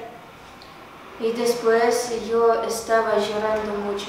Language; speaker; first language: Spanish; non-native, learner; Ukrainian